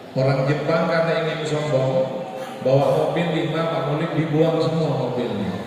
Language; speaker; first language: Indonesian; non-native, local second language; Madurese